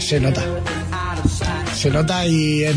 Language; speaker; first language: Spanish; native; Spanish